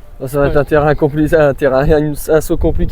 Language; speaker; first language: French; native; French